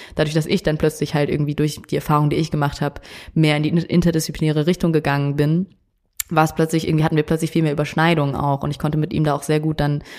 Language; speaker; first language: German; native; German